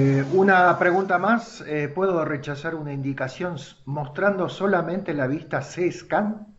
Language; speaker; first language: Spanish; native; Spanish